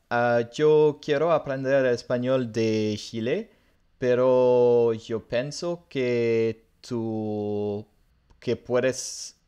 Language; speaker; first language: Spanish; non-native, learner; French